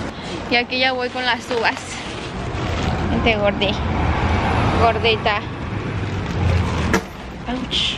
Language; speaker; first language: Spanish; native; Spanish